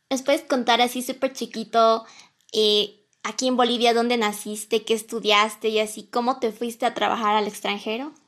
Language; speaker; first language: Spanish; native; Spanish